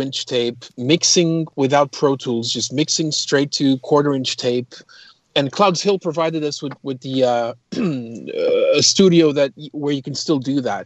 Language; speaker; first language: English; early bilingual, other home language; Portuguese